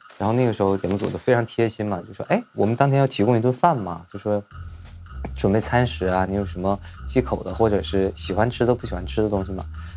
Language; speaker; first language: Chinese; native; Chinese